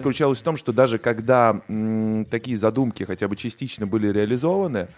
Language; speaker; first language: Russian; native; Russian